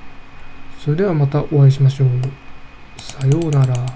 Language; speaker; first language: Japanese; native; Japanese